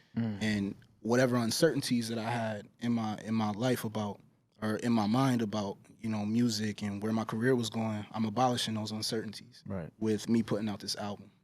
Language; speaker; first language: English; native; English